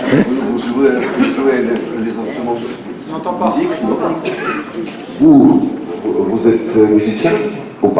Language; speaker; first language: French; non-native, learner; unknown